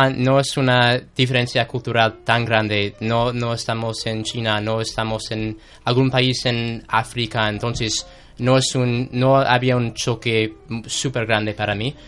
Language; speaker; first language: Spanish; non-native, fluent; English